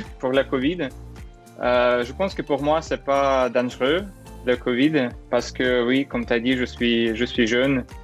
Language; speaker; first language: French; non-native, learner; Russian